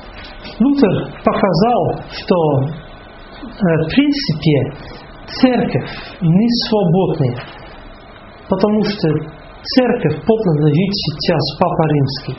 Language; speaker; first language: Russian; non-native, fluent; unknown